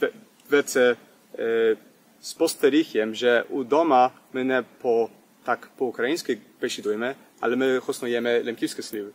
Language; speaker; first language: Polish; early bilingual, heritage; Polish